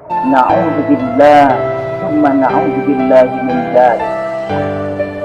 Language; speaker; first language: Arabic; non-native, learner; Indonesian